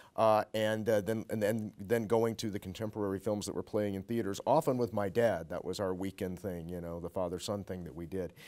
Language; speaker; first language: English; native; English